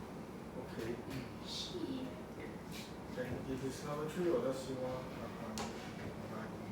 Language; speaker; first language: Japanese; non-native, learner; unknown